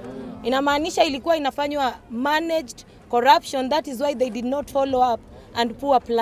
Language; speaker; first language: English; non-native, local second language; Swahili